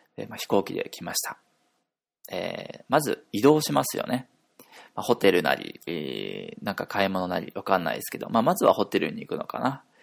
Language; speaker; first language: Japanese; native; Japanese